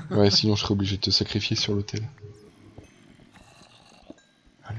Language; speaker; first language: French; native; French